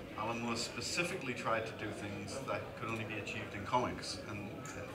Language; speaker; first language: English; native; English